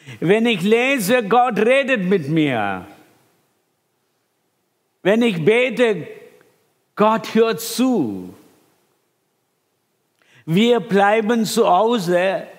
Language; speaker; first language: German; non-native, fluent; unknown